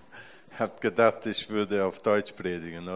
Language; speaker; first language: German; non-native, fluent; Portuguese